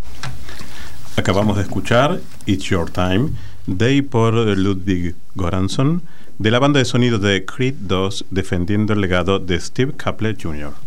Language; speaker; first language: Spanish; native; Spanish